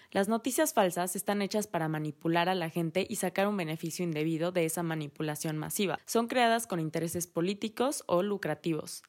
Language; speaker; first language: Spanish; native; Spanish